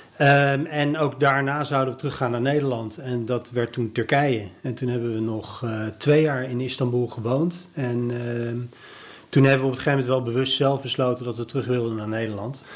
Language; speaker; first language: Dutch; native; Dutch